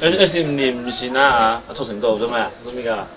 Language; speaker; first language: Chinese; native; Chinese